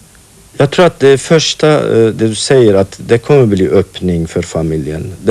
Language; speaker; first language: Swedish; non-native, fluent; Kurdish